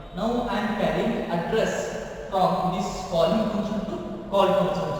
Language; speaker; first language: English; non-native, local second language; Kannada